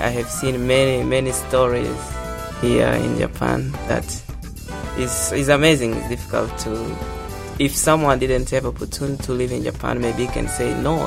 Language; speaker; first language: English; non-native, local second language; Portuguese